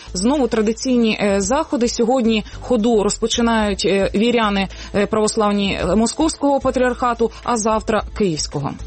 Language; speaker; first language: Ukrainian; native; Ukrainian